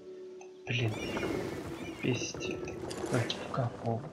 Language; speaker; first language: Russian; native; Russian